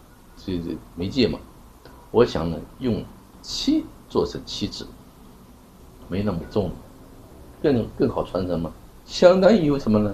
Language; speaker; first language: Chinese; native; Chinese